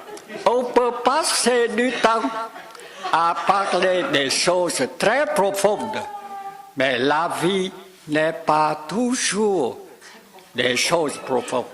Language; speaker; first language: French; non-native, fluent; Vietnamese